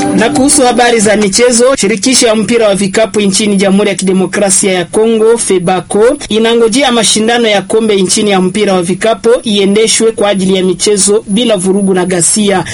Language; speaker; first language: Swahili; native; Swahili